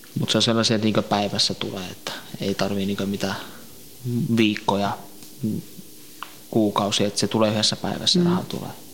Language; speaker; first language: Finnish; early bilingual, other home language; Central Kurdish